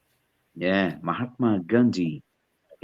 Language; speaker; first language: English; non-native, learner; Portuguese